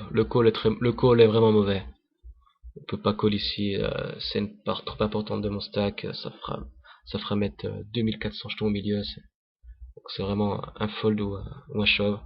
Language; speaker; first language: French; native; French